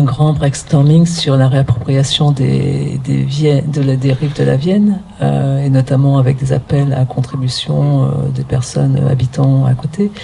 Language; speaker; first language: French; native; French